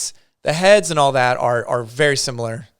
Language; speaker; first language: English; native; English